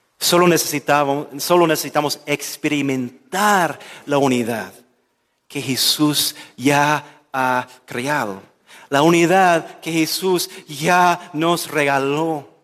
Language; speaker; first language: Spanish; non-native, fluent; English